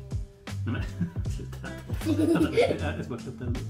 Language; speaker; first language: Swedish; native; Swedish